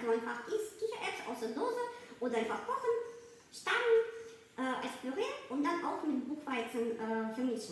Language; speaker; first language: German; non-native, fluent; Russian